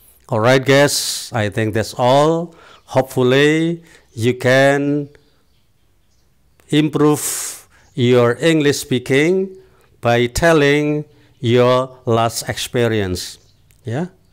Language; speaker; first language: English; non-native, fluent; Indonesian